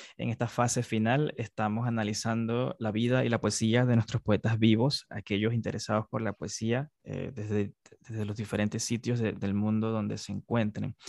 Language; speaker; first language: Spanish; native; Spanish